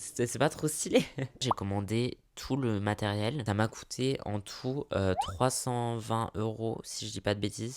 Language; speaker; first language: French; native; French